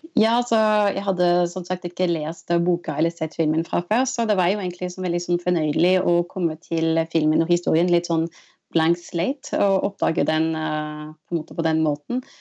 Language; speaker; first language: Norwegian; non-native, fluent; French